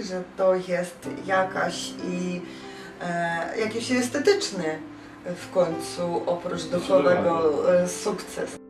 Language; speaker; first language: Polish; non-native, fluent; Ukrainian